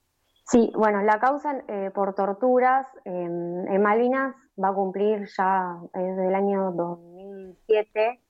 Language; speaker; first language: Spanish; native; Spanish